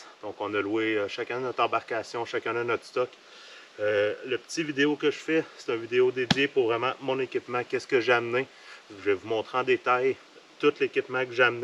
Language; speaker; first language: French; native; French